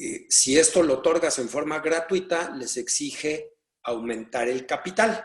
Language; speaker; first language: Spanish; native; Spanish